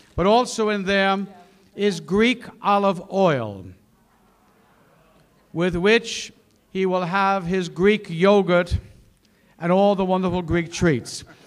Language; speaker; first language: English; native; English